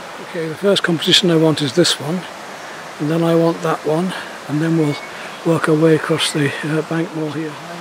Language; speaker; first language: English; native; English